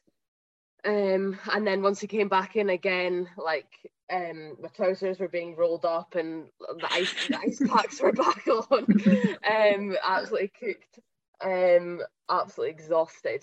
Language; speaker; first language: English; native; English